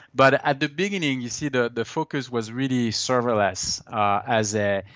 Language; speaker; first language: English; non-native, fluent; French